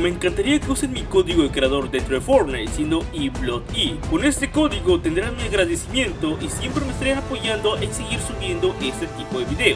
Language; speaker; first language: Spanish; native; Spanish